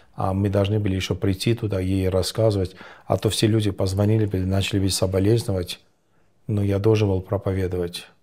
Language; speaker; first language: Russian; non-native, local second language; Georgian